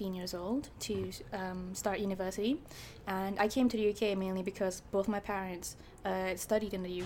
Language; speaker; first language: English; non-native, local second language; Malay